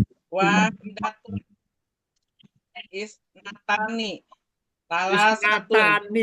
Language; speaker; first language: Arabic; non-native, learner; Indonesian